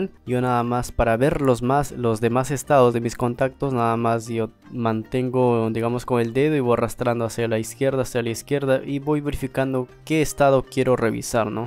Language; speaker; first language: Spanish; native; Spanish